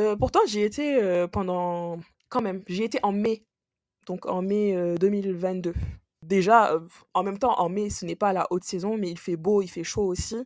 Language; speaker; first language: French; non-native, local second language; Wolof